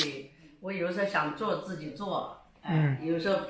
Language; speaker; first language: Chinese; native; Chinese